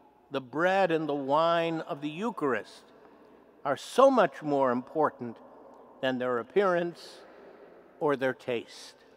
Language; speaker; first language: English; native; English